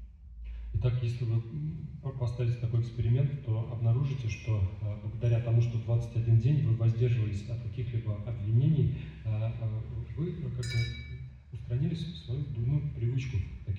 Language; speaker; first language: Russian; native; Russian